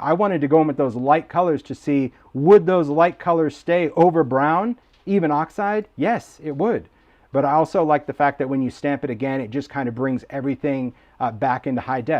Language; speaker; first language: English; native; English